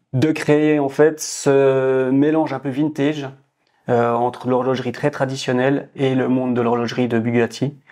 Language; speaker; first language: French; native; French